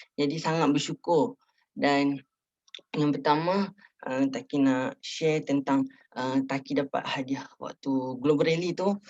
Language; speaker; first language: Malay; native; Malay